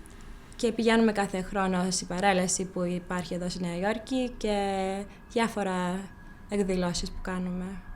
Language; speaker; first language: Greek; early bilingual, heritage; Greek